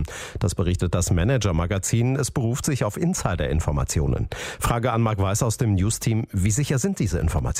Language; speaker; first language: German; native; German